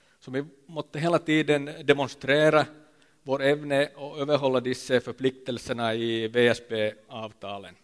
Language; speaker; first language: Swedish; non-native, local second language; Finnish